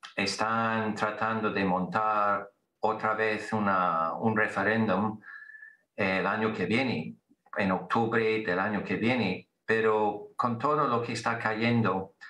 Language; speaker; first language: Spanish; non-native, fluent; English